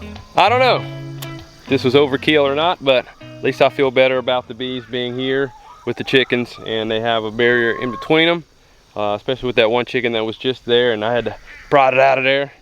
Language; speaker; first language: English; native; English